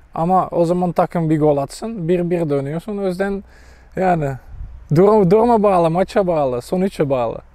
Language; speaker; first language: Turkish; non-native, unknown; Dutch